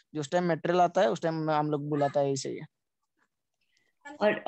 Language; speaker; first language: Hindi; non-native, local second language; Sylheti